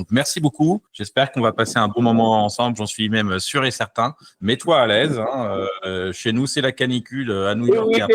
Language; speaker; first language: French; native; French